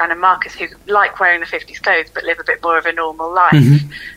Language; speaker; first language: English; native; English